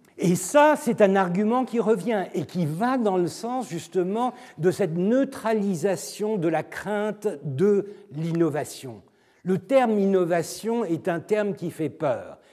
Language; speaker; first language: French; non-native, fluent; Turkish